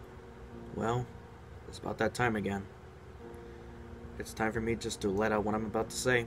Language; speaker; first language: English; native; English